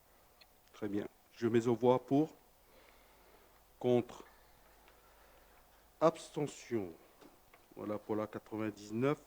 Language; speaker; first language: French; native; French